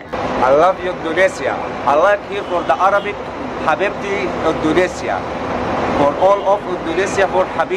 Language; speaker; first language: English; non-native, learner; Arabic